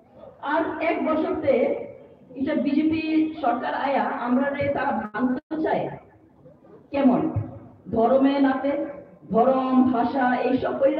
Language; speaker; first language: Bangla; non-native, local second language; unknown